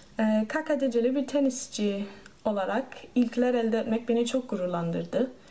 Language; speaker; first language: Turkish; native; Turkish